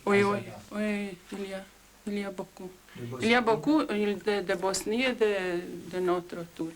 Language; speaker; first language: French; non-native, learner; Croatian